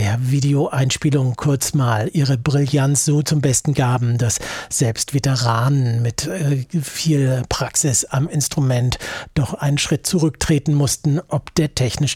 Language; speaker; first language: German; native; German